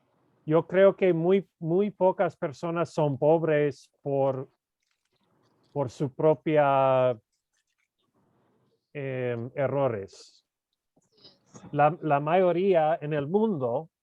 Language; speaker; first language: Spanish; non-native, fluent; English